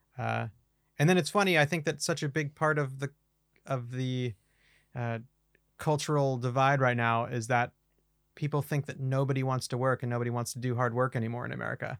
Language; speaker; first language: English; native; English